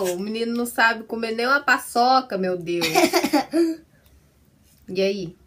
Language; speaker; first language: Portuguese; native; Portuguese